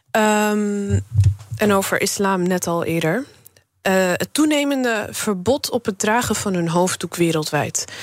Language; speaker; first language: Dutch; early bilingual, other home language; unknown